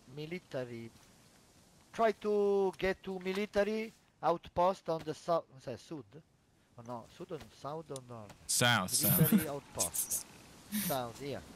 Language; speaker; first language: English; non-native, fluent; Italian